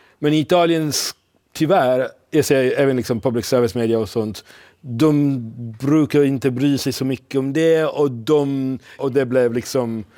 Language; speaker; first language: Swedish; non-native, fluent; Italian